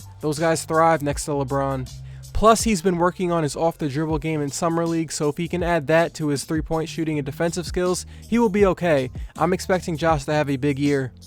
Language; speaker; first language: English; native; English